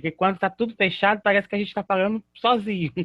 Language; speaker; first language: Portuguese; native; Portuguese